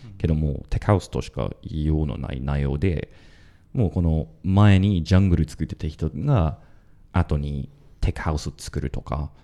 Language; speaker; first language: Japanese; non-native, fluent; English